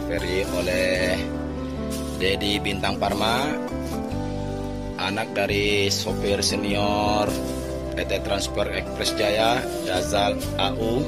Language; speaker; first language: Indonesian; native; Indonesian